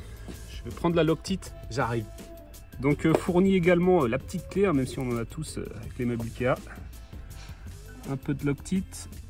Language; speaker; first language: French; native; French